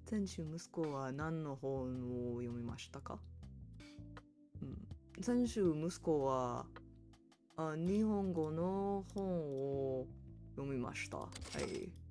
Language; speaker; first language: Japanese; non-native, learner; English